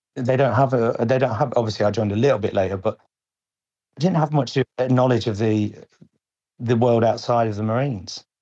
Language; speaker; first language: English; native; English